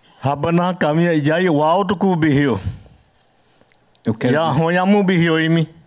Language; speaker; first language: Portuguese; non-native, learner; Yanomámi